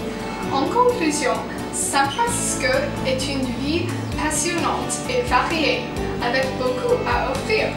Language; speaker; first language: French; non-native, learner; English